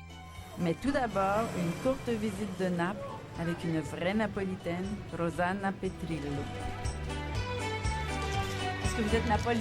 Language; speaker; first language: French; native; French